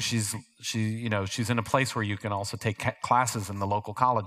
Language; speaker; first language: English; native; English